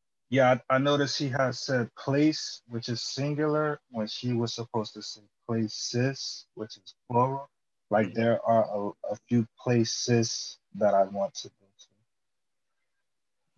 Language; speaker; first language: English; native; English